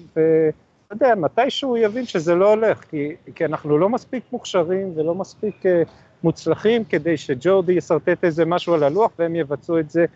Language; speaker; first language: Hebrew; native; Hebrew